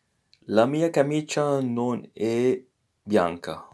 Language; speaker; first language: Italian; non-native, fluent; English